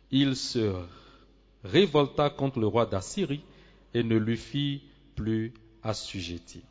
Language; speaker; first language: French; non-native, local second language; Swahili